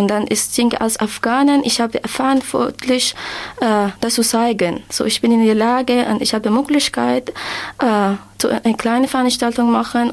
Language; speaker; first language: German; non-native, learner; Persian